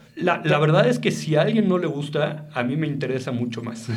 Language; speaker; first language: Spanish; native; Spanish